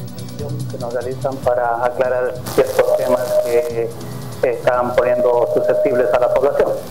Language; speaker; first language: Spanish; native; Spanish